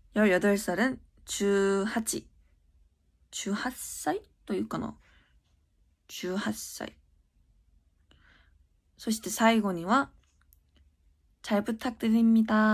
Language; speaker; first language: Japanese; non-native, learner; Korean